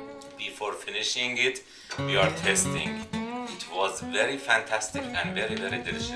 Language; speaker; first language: English; non-native, learner; Azerbaijani